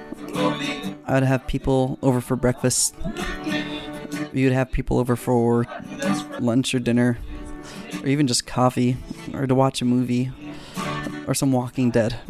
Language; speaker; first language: English; non-native, local second language; Filipino